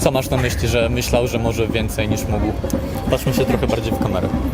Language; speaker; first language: Polish; native; Polish